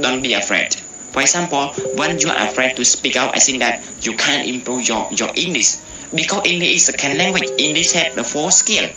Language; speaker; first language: English; non-native, learner; Khmer